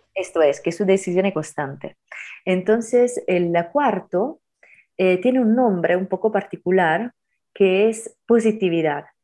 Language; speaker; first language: Spanish; non-native, fluent; Italian